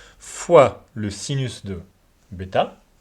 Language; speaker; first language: French; native; French